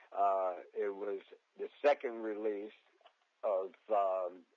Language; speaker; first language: English; native; English